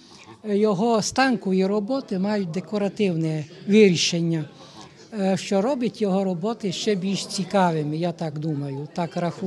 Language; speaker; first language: Ukrainian; native; Ukrainian